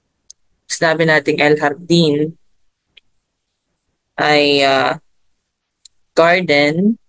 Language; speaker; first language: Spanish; non-native, learner; Filipino